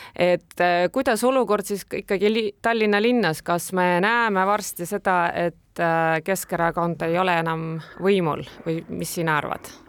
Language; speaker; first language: Estonian; non-native, local second language; Russian